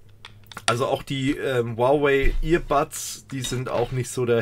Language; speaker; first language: German; native; German